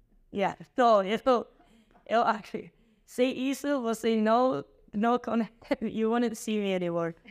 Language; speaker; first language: Portuguese; non-native, learner; English